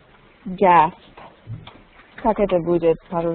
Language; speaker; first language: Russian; non-native, learner; English